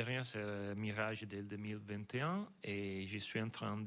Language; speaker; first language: French; non-native, fluent; Italian